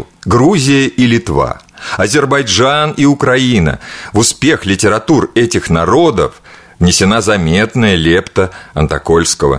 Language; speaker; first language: Russian; native; Russian